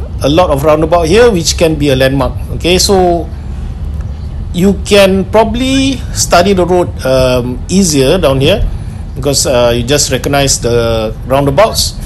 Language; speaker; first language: English; non-native, local second language; Malay